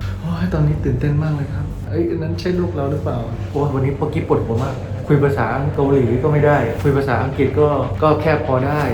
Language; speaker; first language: Thai; native; Thai